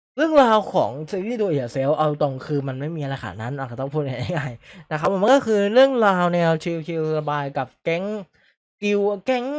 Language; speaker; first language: Thai; native; Thai